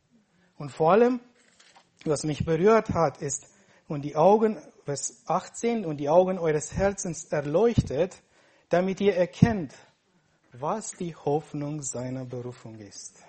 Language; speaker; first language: German; non-native, fluent; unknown